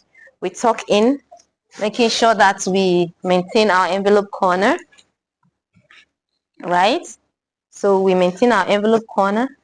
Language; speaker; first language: English; non-native, local second language; Igbo